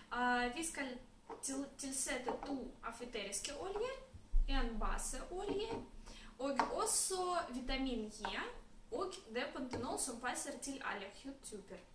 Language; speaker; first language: Swedish; non-native, learner; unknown